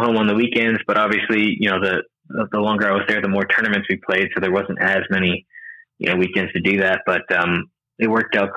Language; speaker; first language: English; native; English